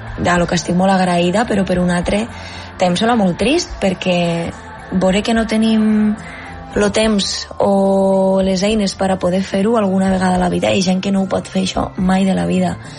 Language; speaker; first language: Catalan; native; Catalan